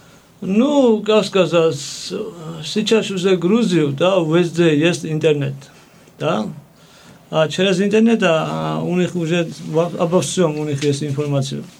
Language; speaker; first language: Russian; non-native, fluent; Georgian